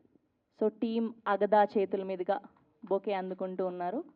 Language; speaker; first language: Telugu; native; Telugu